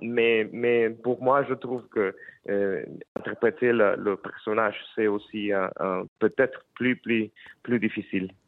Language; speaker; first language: French; non-native, fluent; Spanish